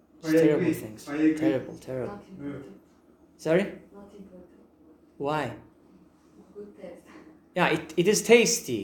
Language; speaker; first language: English; non-native, fluent; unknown